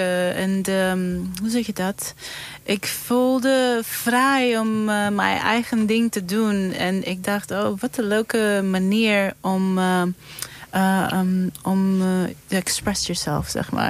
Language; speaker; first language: Dutch; non-native, learner; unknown